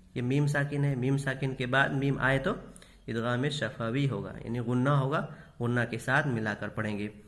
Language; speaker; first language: Urdu; native; Urdu